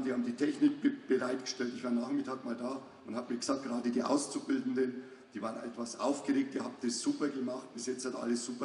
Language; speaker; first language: German; native; German